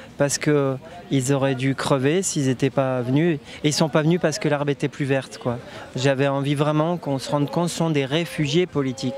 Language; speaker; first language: French; native; French